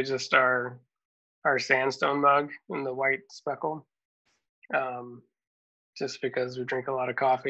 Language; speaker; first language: English; native; English